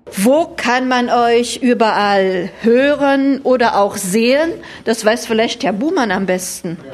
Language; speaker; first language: German; native; German